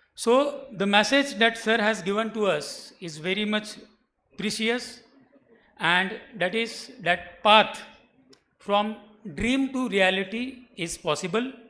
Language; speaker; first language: English; non-native, local second language; Marathi